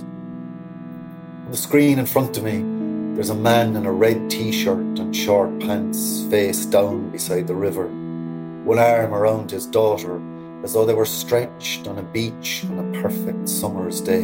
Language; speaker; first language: English; native; English